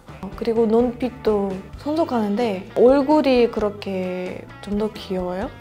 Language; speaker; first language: Korean; non-native, fluent; Russian